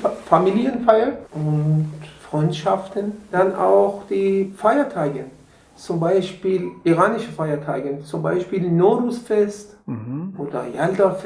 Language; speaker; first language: German; non-native, learner; Persian